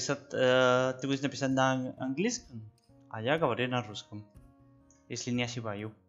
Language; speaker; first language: Russian; non-native, learner; Spanish